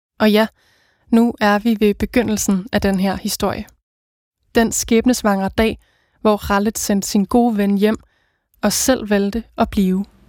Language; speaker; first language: Danish; native; Danish